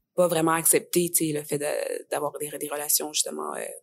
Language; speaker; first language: French; native; French